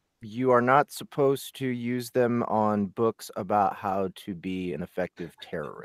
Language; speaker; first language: English; native; English